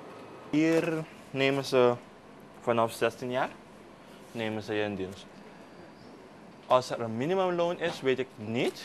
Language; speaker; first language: Dutch; non-native, local second language; Papiamento